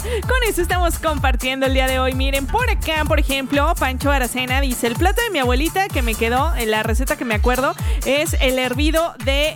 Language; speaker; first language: Spanish; native; Spanish